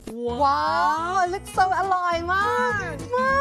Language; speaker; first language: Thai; non-native, fluent; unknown